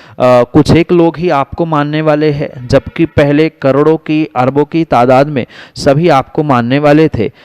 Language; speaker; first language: Hindi; native; Hindi